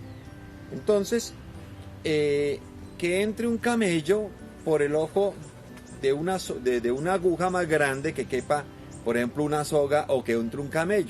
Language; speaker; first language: Spanish; native; Spanish